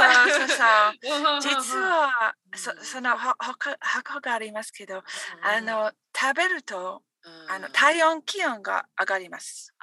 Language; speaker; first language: Japanese; non-native, learner; English